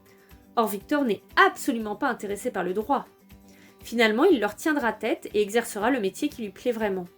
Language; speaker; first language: French; native; French